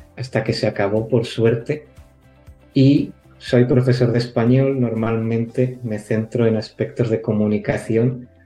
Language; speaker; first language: Spanish; native; Spanish